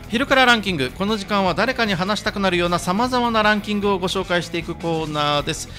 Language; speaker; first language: Japanese; native; Japanese